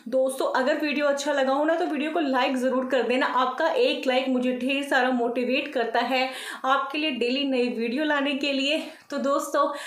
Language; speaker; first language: Hindi; native; Hindi